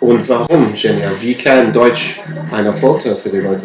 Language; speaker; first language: German; non-native, fluent; English